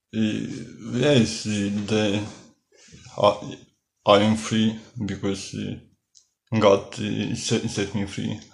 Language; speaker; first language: English; non-native, learner; Polish